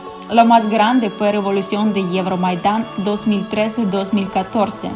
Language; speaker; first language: Spanish; non-native, fluent; Ukrainian